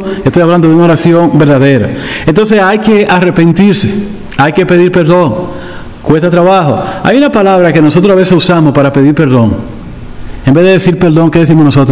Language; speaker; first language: Spanish; native; Spanish